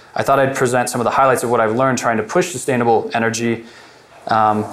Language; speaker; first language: English; native; English